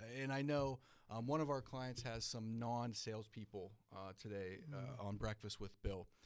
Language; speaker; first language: English; native; English